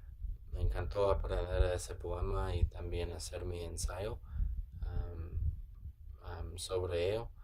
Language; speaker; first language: Spanish; non-native, learner; English